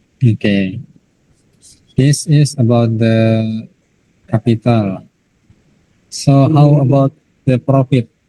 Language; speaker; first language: English; non-native, learner; Indonesian